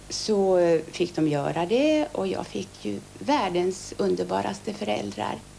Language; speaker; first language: Swedish; early bilingual, other home language; Finnish